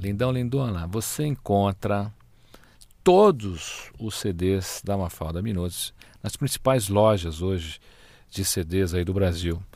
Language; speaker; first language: Portuguese; native; Portuguese